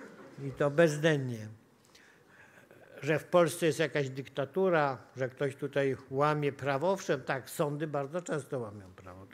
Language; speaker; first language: Polish; native; Polish